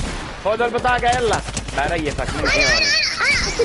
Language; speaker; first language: Arabic; native; Arabic